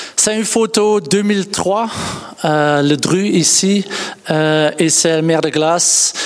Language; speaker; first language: French; non-native, learner; Dutch